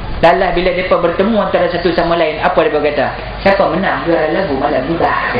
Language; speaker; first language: Malay; native; Malay